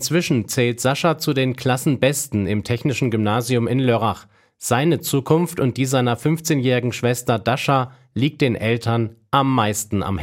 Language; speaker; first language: German; native; German